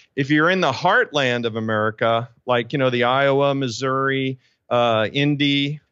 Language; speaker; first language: English; native; English